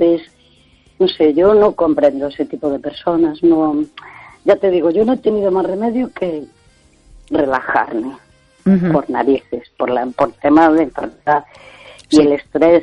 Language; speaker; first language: Spanish; native; Spanish